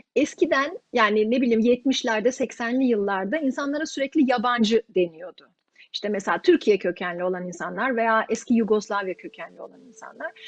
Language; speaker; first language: Turkish; native; Turkish